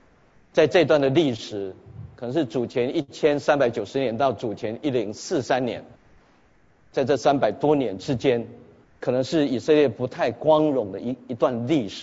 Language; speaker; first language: Chinese; native; Chinese